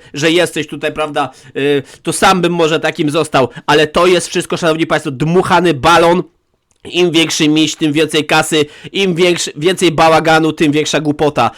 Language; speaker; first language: Polish; native; Polish